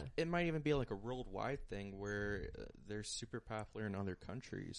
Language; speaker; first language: English; native; English